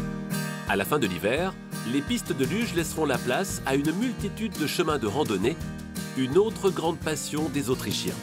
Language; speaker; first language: French; native; French